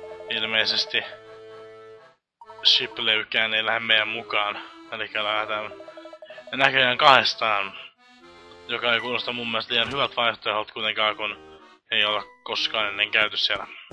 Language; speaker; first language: Finnish; native; Finnish